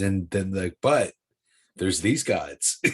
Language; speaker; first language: English; native; English